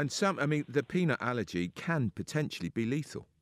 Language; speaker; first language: English; native; English